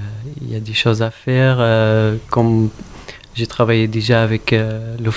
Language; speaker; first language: French; non-native, fluent; Arabic